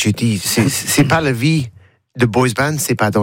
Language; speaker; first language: French; non-native, learner; English